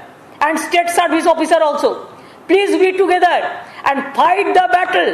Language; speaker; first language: English; non-native, local second language; Bangla